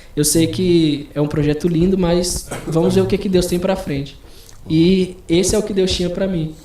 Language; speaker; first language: Portuguese; native; Portuguese